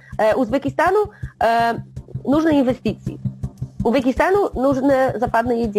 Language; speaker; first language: Russian; non-native, fluent; Polish